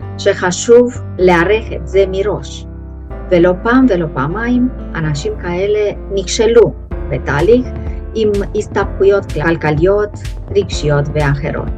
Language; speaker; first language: Hebrew; native; Hebrew